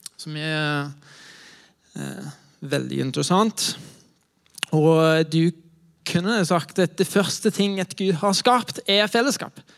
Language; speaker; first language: Norwegian; non-native, fluent; English